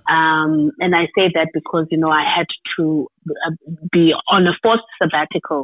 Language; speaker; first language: English; non-native, local second language; Xhosa